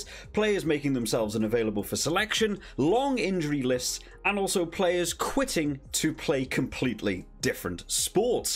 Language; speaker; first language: English; native; English